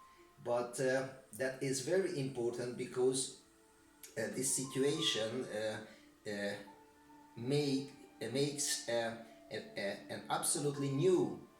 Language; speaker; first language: English; non-native, learner; Hungarian